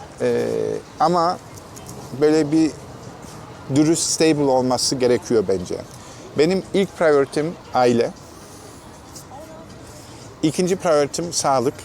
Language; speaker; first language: Turkish; non-native, fluent; German